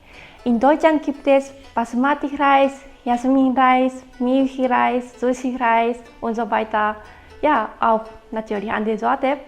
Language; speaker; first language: German; non-native, fluent; Japanese